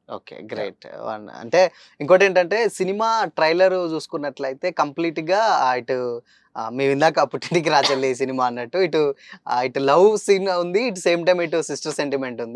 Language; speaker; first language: Telugu; native; Telugu